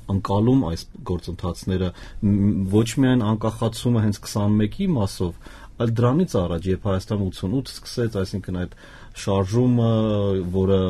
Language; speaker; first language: Armenian; native; Armenian